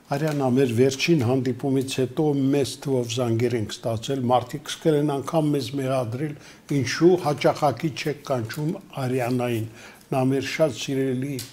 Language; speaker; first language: Armenian; native; Armenian